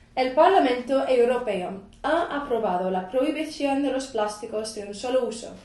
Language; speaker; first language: Spanish; non-native, fluent; English